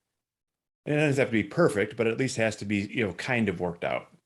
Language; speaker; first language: English; native; English